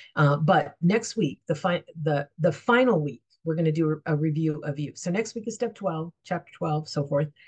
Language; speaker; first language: English; native; English